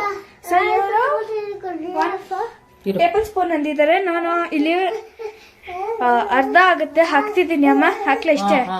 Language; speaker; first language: Kannada; native; Kannada